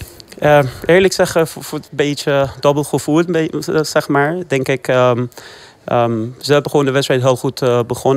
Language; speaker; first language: Dutch; non-native, fluent; Persian